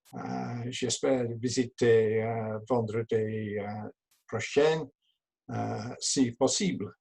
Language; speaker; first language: French; non-native, learner; English